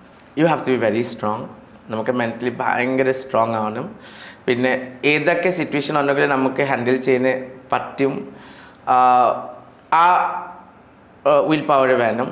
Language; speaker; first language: Malayalam; non-native, local second language; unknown